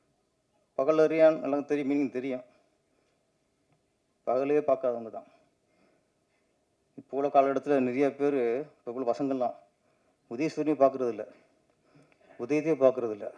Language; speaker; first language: Tamil; native; Tamil